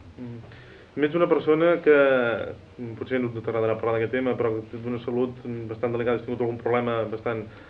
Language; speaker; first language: Catalan; native; Catalan